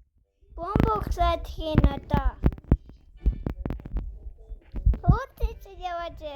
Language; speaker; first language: Mongolian; early bilingual, heritage; Mongolian